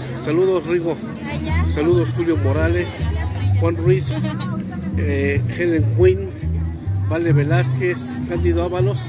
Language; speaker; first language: Spanish; native; Spanish